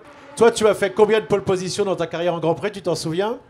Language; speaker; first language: French; native; French